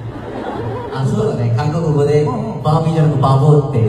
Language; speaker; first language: Japanese; non-native, fluent; Korean